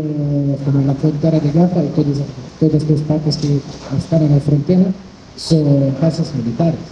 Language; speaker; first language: Spanish; non-native, fluent; Arabic